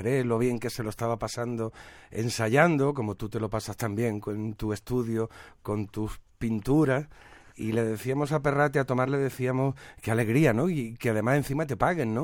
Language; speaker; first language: Spanish; native; Spanish